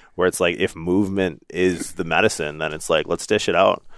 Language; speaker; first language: English; native; English